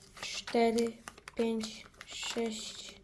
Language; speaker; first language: Polish; early bilingual, heritage; Polish